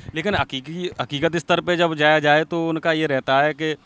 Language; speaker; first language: Hindi; native; Hindi